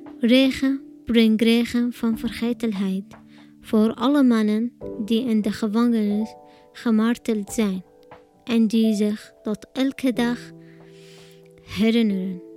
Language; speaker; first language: Dutch; non-native, learner; Arabic